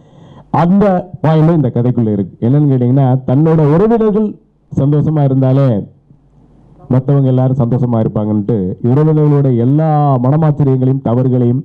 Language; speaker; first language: Tamil; native; Tamil